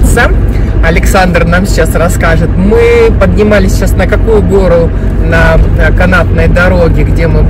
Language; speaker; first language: Russian; native; Russian